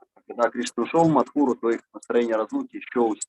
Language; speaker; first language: Russian; native; Russian